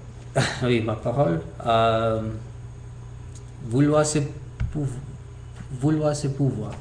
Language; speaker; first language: French; non-native, learner; English